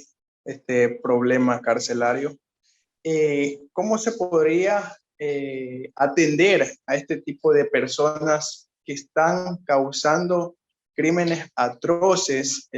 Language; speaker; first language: Spanish; native; Spanish